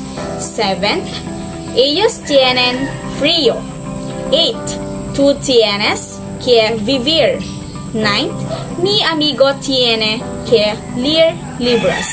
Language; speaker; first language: Spanish; non-native, learner; Filipino